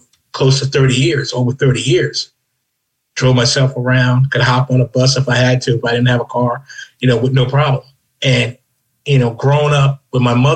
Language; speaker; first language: English; non-native, local second language; Spanish